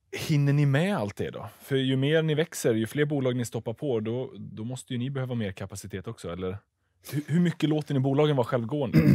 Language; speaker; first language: Swedish; native; Swedish